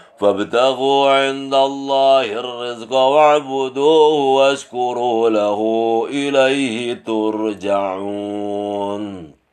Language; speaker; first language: Arabic; non-native, learner; Indonesian